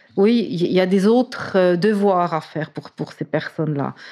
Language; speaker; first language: French; native; French